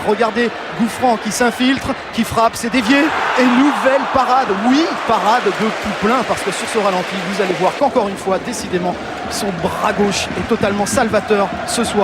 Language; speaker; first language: French; native; French